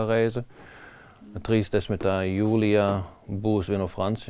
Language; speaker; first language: Latvian; non-native, learner; German